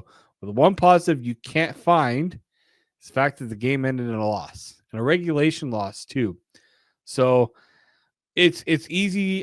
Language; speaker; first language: English; native; English